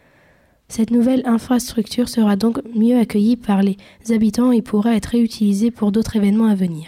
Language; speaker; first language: French; native; French